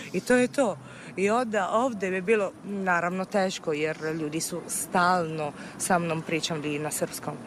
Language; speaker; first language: Serbian; non-native, fluent; Italian